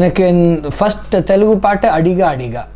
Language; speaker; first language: Tamil; early bilingual, heritage; Tamil